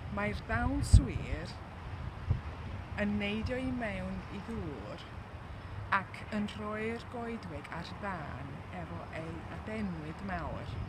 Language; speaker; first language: Welsh; non-native, learner; English